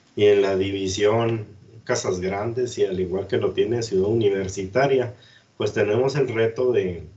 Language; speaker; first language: Spanish; native; Spanish